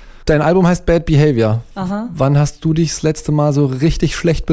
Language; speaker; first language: German; native; German